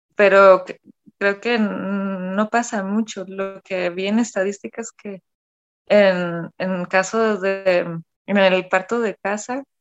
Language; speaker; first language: Spanish; non-native, fluent; German